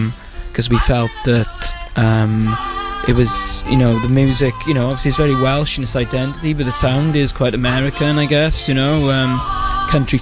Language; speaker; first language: English; native; English